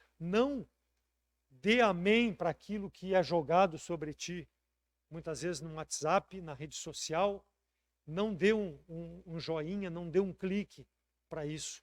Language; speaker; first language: Portuguese; native; Portuguese